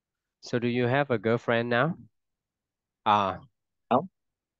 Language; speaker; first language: English; non-native, fluent; Vietnamese